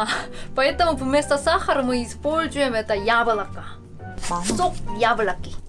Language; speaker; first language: Russian; non-native, fluent; Korean